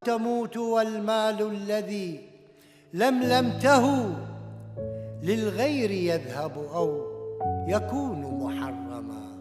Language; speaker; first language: Arabic; native; Arabic